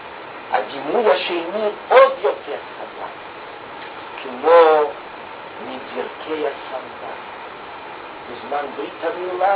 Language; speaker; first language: Hebrew; non-native, fluent; Russian